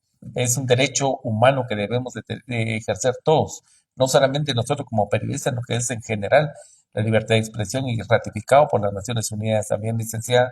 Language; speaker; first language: Spanish; native; Spanish